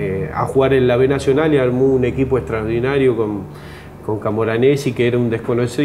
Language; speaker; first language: Spanish; native; Spanish